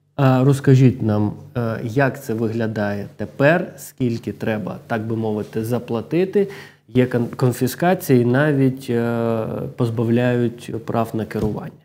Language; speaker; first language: Ukrainian; non-native, local second language; Russian